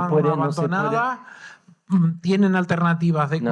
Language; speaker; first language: Spanish; native; Spanish